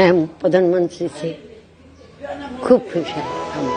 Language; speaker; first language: Hindi; non-native, local second language; Bangla